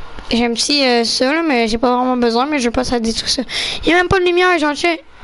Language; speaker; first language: French; early bilingual, heritage; French